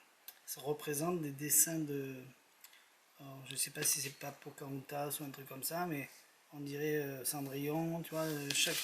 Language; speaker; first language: French; native; French